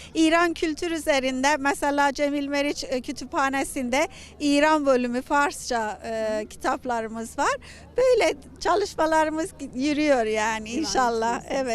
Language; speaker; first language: Turkish; non-native, fluent; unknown